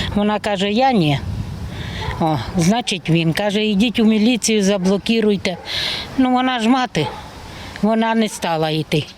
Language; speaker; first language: Ukrainian; native; Ukrainian